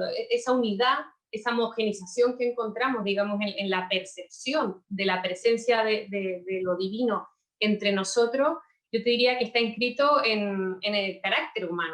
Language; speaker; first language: Spanish; native; Spanish